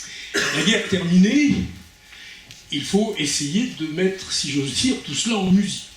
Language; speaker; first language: French; native; French